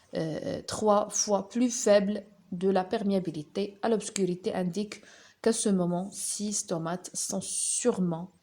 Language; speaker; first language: French; non-native, local second language; Arabic